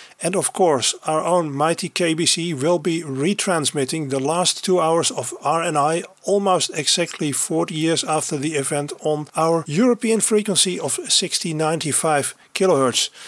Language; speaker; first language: English; non-native, fluent; Dutch